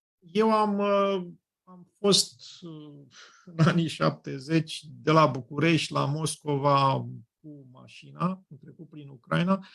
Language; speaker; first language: Romanian; native; Romanian